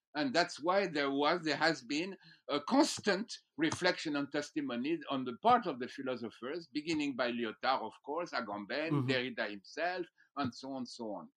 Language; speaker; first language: English; non-native, fluent; French